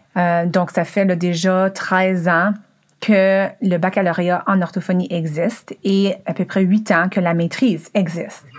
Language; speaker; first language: French; native; French